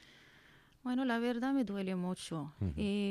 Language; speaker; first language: Spanish; non-native, learner; Arabic